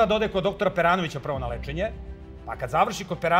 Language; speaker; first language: Serbian; native; Serbian